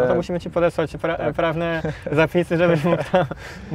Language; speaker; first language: Polish; native; Polish